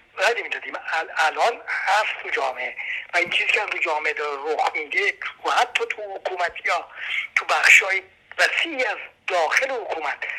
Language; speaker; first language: Persian; native; Persian